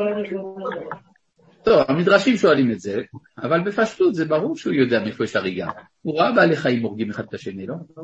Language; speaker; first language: Hebrew; non-native, fluent; French